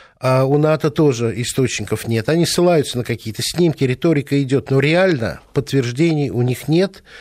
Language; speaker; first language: Russian; native; Russian